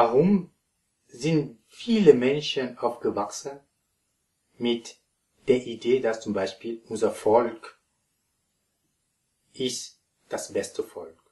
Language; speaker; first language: German; non-native, fluent; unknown